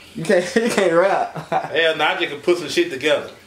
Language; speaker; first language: English; native; English